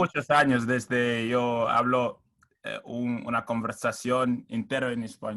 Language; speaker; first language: Spanish; non-native, learner; English